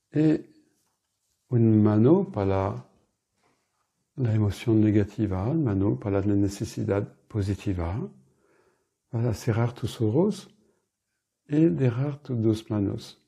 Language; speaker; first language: Spanish; non-native, fluent; French